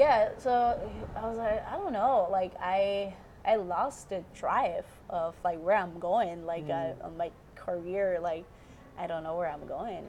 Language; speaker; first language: English; non-native, fluent; Spanish